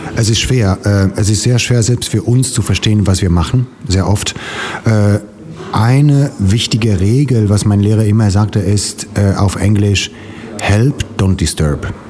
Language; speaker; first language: German; non-native, fluent; Italian